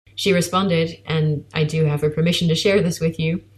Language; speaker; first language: English; native; English